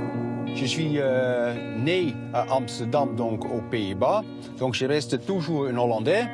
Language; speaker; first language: French; non-native, learner; Dutch